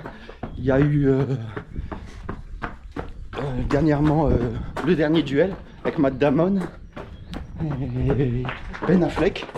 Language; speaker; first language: French; native; French